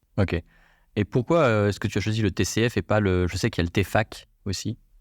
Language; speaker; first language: French; native; French